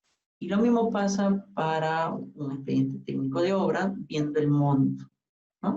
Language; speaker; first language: Spanish; native; Spanish